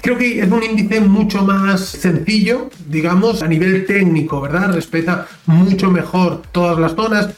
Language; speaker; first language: Spanish; native; Spanish